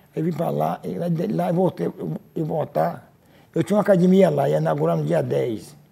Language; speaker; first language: Portuguese; native; Portuguese